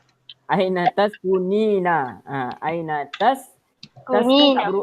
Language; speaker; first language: Arabic; non-native, fluent; Malay